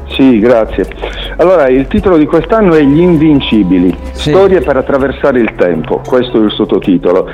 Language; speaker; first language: Italian; native; Italian